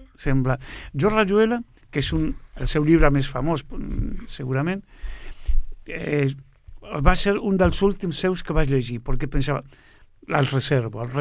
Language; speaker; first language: Catalan; non-native, fluent; Portuguese